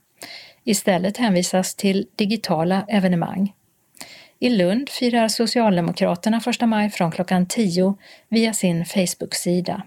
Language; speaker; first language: Swedish; native; Swedish